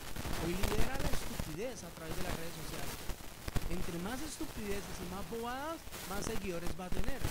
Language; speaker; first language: Spanish; native; Spanish